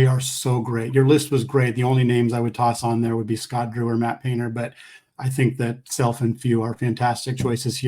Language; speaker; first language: English; native; English